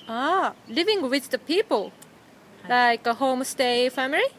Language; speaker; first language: English; non-native, fluent; Japanese